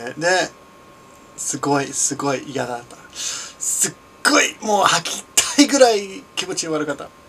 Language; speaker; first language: Japanese; non-native, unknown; English